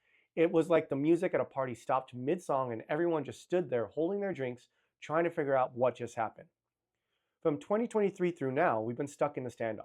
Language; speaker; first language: English; native; English